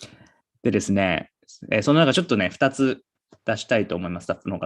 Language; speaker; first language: Japanese; native; Japanese